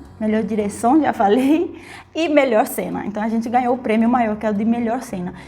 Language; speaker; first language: Portuguese; non-native, fluent; Spanish